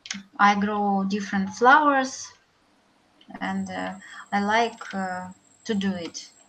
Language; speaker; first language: English; non-native, learner; Russian